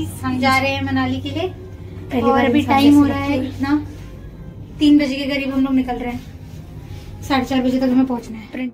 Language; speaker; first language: Hindi; native; Hindi